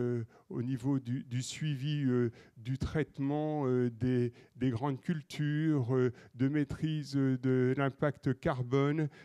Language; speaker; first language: French; native; French